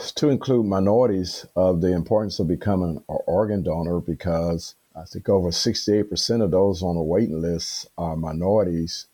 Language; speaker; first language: English; native; English